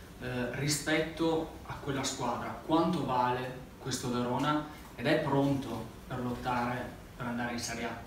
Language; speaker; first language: Italian; native; Italian